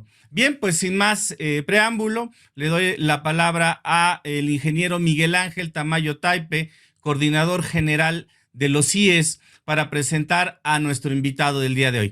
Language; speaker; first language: Spanish; native; Spanish